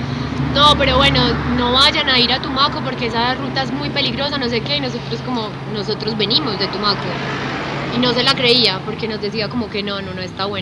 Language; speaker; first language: Spanish; native; Spanish